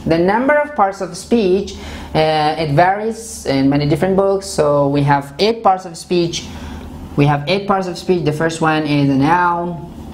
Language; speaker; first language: English; non-native, fluent; Persian